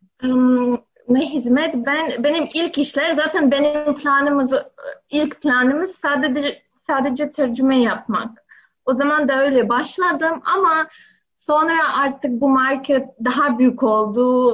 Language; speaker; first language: Turkish; non-native, learner; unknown